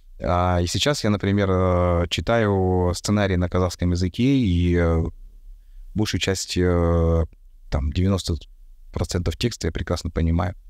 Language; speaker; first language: Russian; native; Russian